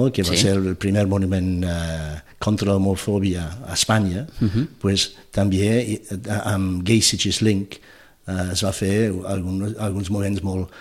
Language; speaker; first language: Catalan; non-native, fluent; English